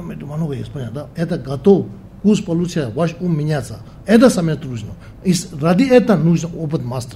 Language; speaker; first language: Russian; non-native, learner; Tibetan